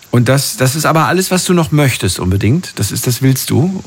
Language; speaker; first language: German; native; German